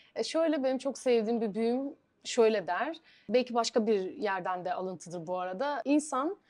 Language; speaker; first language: Turkish; non-native, fluent; Bulgarian